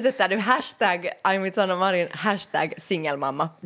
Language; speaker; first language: Swedish; native; Swedish